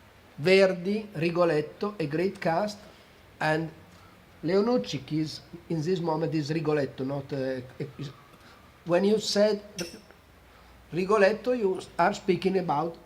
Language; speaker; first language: English; non-native, fluent; Italian